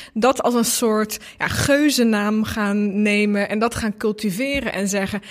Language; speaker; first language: Dutch; early bilingual, other home language; Bosnian